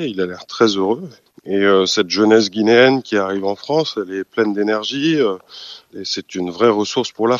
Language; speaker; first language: French; native; French